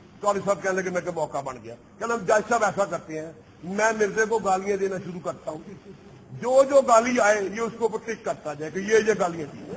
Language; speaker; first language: Urdu; non-native, local second language; Punjabi